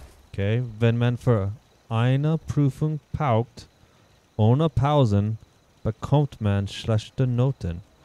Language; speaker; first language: German; non-native, learner; English